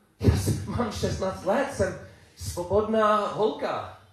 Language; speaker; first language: Czech; non-native, learner; English